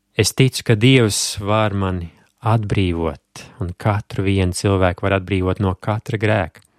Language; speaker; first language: Latvian; native; Latvian